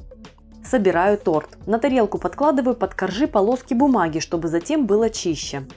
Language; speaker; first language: Russian; native; Russian